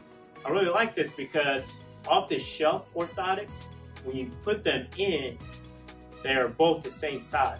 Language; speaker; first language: English; native; English